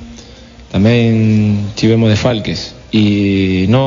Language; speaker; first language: Portuguese; non-native, fluent; Spanish